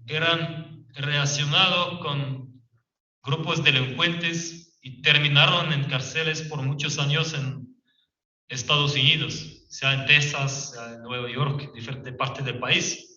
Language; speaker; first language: Spanish; non-native, fluent; French